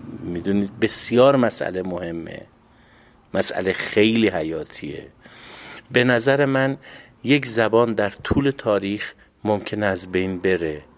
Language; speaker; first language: Persian; native; Persian